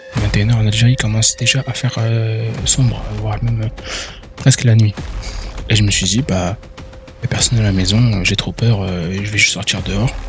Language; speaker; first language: French; early bilingual, other home language; Arabic